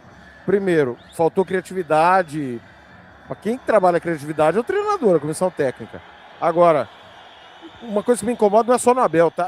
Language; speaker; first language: Portuguese; native; Portuguese